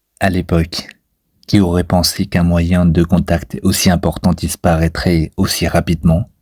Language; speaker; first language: French; non-native, fluent; Chinese